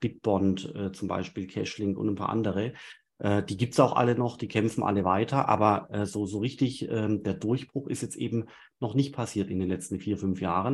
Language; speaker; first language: German; native; German